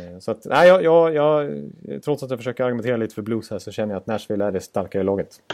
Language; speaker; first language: Swedish; native; Swedish